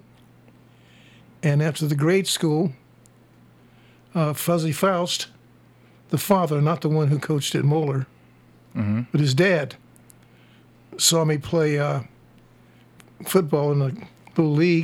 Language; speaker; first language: English; native; English